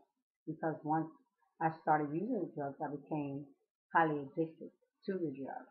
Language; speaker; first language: English; native; English